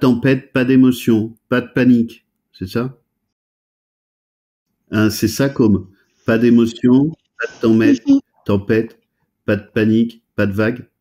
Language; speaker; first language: French; native; French